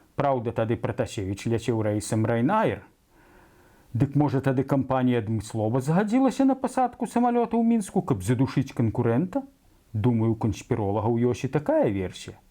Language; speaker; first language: Belarusian; native; Belarusian